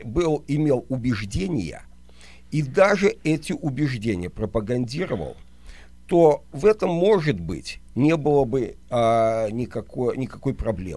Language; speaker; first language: Russian; native; Russian